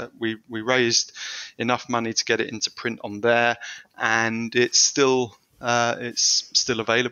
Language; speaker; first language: English; native; English